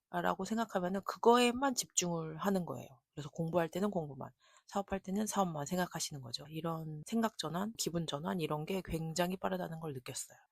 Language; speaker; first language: Korean; native; Korean